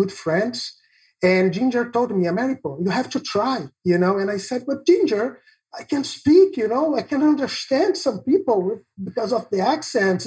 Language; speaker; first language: English; non-native, fluent; Portuguese